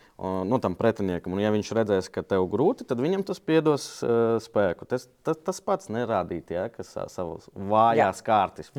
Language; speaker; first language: Latvian; non-native, local second language; Russian